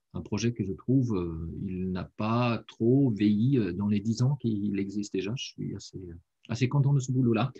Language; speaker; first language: French; non-native, fluent; German